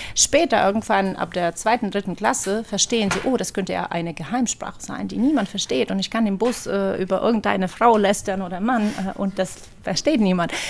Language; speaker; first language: German; non-native, fluent; Ukrainian